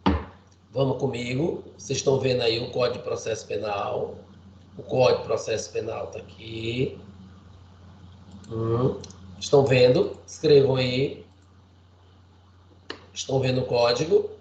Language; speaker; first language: Portuguese; native; Portuguese